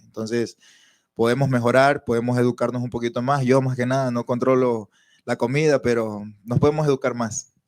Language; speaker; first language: Spanish; native; Spanish